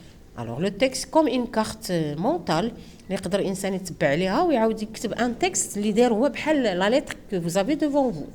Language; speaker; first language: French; non-native, local second language; Arabic